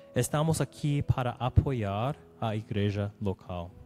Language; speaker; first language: Portuguese; non-native, learner; English